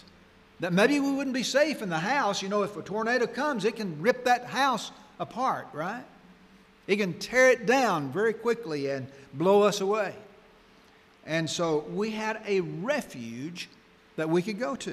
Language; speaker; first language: English; native; English